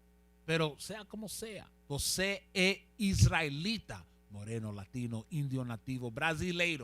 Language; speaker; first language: Portuguese; non-native, learner; Spanish